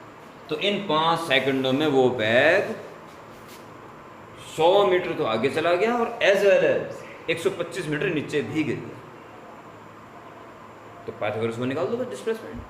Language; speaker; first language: Hindi; native; Hindi